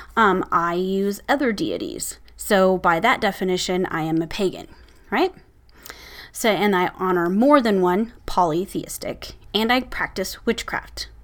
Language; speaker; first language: English; native; English